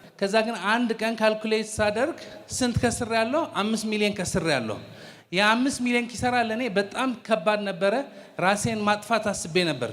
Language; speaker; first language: Amharic; non-native, fluent; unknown